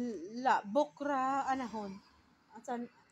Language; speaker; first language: Arabic; non-native, learner; Filipino